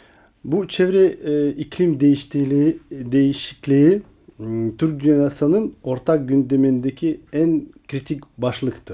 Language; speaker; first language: Turkish; non-native, learner; Kazakh